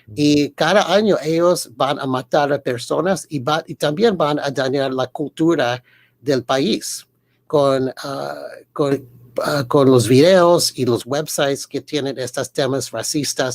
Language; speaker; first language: Spanish; early bilingual, heritage; Spanish